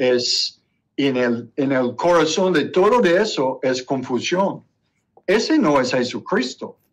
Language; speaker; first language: Spanish; non-native, learner; English